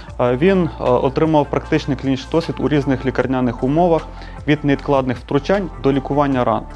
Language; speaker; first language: Ukrainian; native; Ukrainian